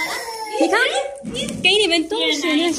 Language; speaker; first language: Chinese; non-native, learner; Urdu